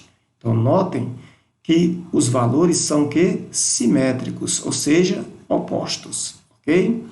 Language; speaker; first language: Portuguese; native; Portuguese